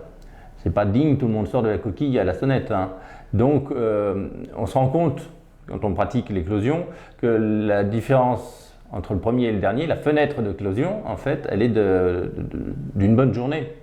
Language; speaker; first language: French; native; French